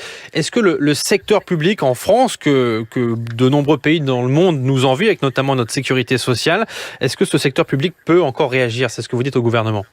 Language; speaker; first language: French; native; French